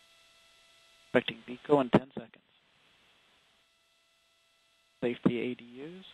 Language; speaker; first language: English; native; English